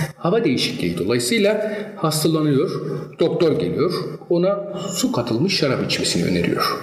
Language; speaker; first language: Turkish; early bilingual, heritage; Turkish